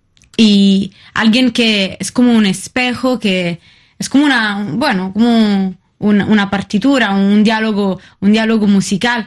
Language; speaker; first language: Spanish; non-native, fluent; Italian